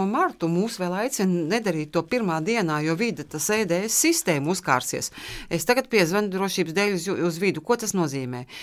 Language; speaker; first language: Latvian; native; Latvian